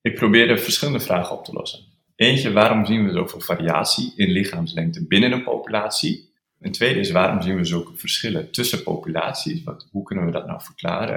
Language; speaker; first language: Dutch; native; Dutch